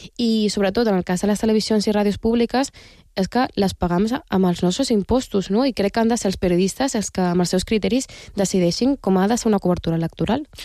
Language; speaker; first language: Catalan; native; Catalan